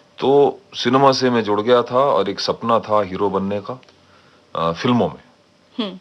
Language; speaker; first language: Hindi; non-native, local second language; English